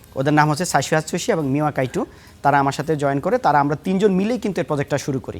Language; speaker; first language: Bangla; native; Bangla